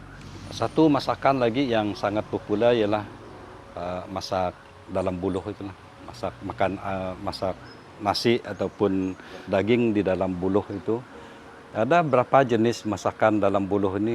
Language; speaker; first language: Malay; non-native, local second language; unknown